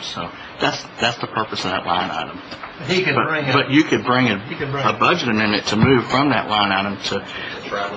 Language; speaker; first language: English; native; English